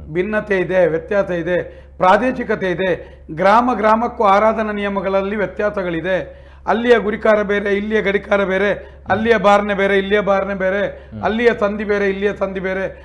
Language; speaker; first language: Kannada; non-native, local second language; Tulu